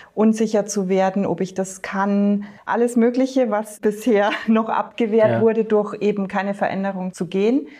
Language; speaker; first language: German; native; German